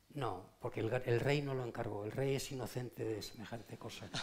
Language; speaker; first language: Spanish; native; Spanish